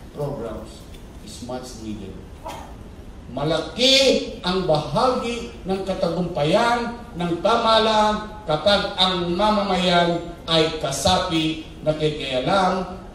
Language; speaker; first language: Filipino; native; Filipino